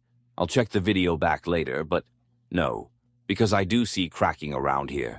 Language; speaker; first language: English; native; English